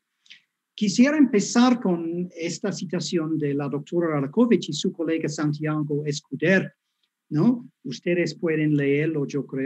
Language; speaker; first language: Spanish; non-native, fluent; English